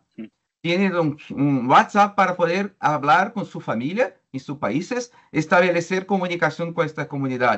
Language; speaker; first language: Spanish; non-native, learner; Portuguese